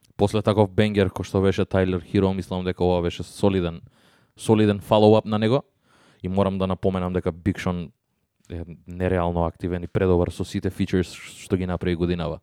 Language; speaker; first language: Macedonian; native; Macedonian